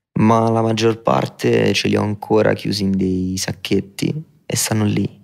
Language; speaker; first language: Italian; native; Italian